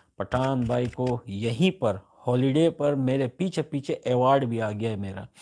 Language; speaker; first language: Urdu; non-native, local second language; Pashto